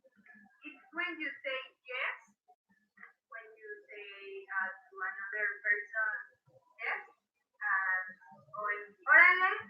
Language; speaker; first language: English; non-native, learner; Spanish